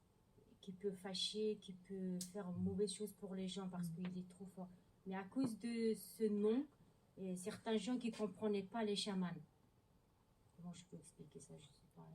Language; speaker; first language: French; non-native, learner; Mongolian